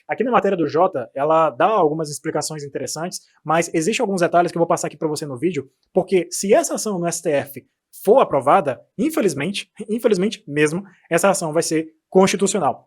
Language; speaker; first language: Portuguese; native; Portuguese